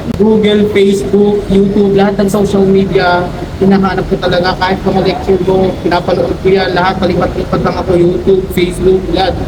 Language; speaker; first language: Filipino; native; Filipino